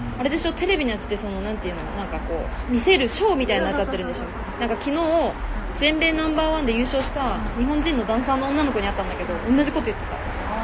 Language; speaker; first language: Japanese; native; Japanese